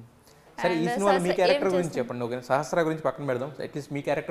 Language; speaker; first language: Telugu; native; Telugu